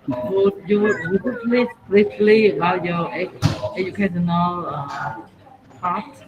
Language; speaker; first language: English; non-native, learner; Khmer